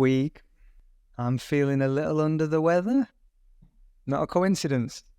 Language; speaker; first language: English; native; English